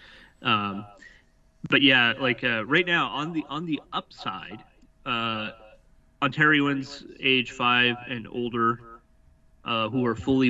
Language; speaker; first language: English; native; English